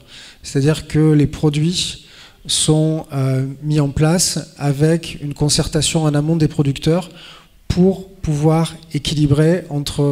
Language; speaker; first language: French; native; French